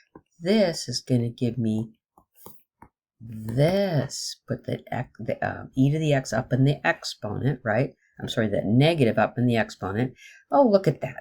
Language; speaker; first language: English; native; English